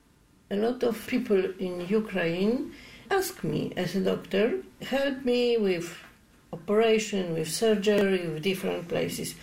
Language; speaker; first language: English; non-native, learner; Polish